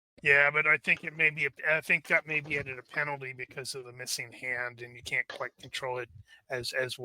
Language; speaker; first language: English; native; English